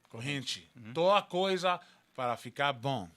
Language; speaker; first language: Portuguese; non-native, learner; Spanish